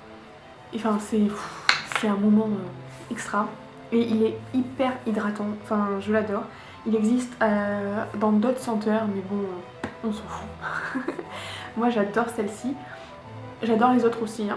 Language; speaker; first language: French; native; French